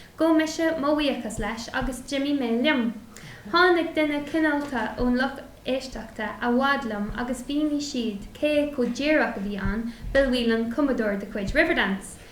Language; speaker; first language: Irish; non-native, local second language; English